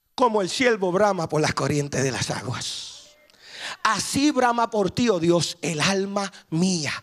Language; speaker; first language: Spanish; early bilingual, heritage; Spanish